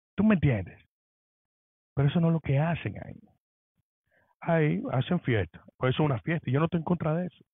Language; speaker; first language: Spanish; early bilingual, heritage; Spanish